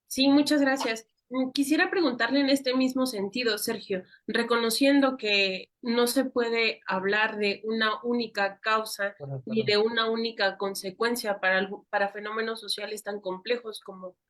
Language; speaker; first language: Spanish; native; Spanish